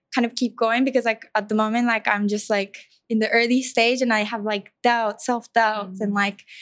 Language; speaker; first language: English; non-native, fluent; Japanese